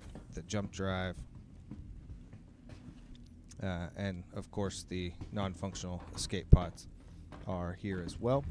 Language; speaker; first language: English; native; English